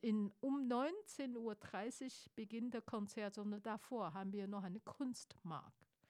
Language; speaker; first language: German; non-native, fluent; Chinese